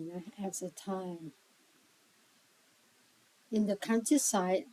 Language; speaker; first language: English; non-native, learner; Thai